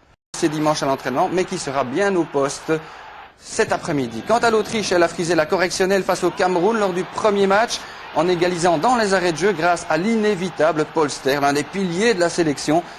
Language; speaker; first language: French; native; French